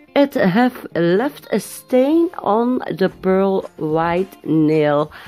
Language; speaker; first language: English; non-native, learner; Dutch